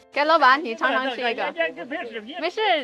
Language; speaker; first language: Chinese; non-native, fluent; Indonesian